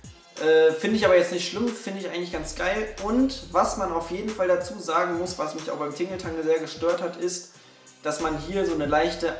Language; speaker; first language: German; native; German